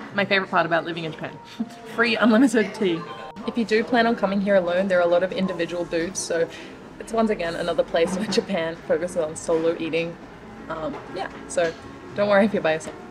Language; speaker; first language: English; native; English